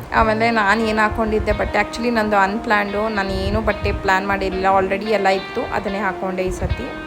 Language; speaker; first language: Kannada; non-native, local second language; Malayalam